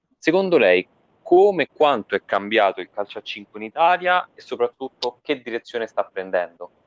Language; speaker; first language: Italian; native; Italian